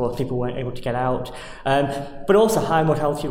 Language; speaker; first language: English; native; English